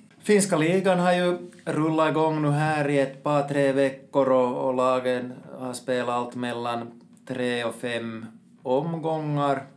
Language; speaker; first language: Swedish; native; Swedish